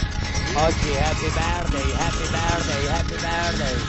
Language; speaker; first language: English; non-native, learner; Italian